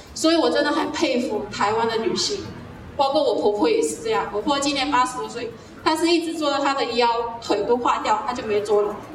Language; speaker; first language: Chinese; native; Chinese